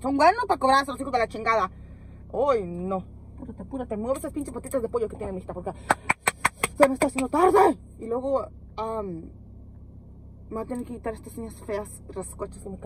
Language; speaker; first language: Spanish; early bilingual, heritage; Spanish